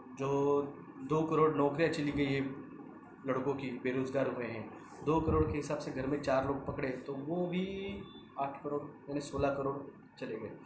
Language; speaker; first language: Hindi; non-native, local second language; Marathi